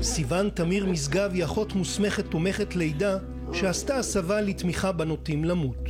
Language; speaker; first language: Hebrew; native; Hebrew